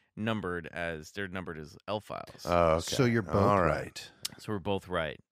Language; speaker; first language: English; native; English